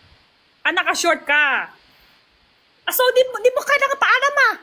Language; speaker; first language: Filipino; non-native, learner; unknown